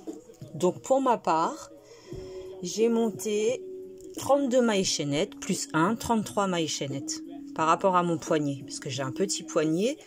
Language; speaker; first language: French; native; French